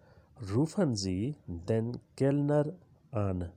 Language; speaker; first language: German; non-native, learner; Urdu